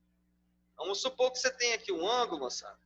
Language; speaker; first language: Portuguese; native; Portuguese